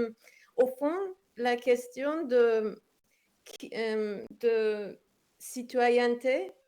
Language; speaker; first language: French; non-native, fluent; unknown